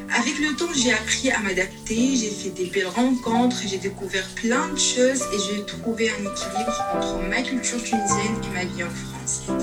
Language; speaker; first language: French; non-native, local second language; Arabic